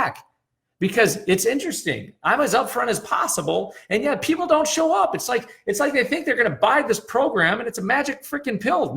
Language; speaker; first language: English; native; English